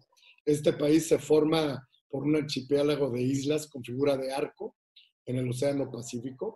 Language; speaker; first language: Spanish; native; Spanish